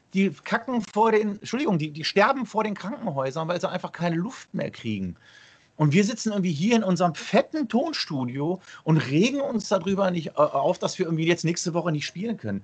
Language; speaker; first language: German; early bilingual, other home language; Arabic